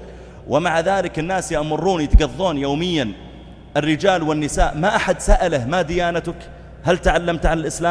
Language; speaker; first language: Arabic; native; Arabic